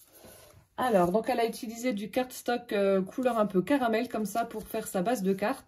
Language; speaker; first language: French; native; French